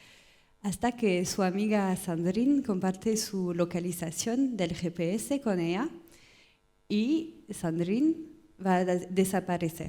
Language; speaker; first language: Spanish; non-native, learner; French